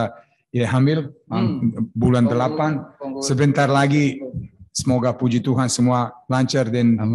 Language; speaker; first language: Indonesian; non-native, fluent; Serbian